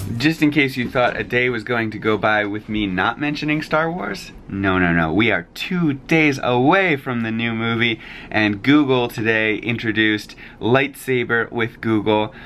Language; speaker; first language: English; native; English